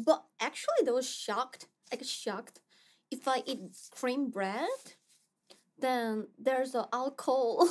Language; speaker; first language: English; non-native, fluent; Korean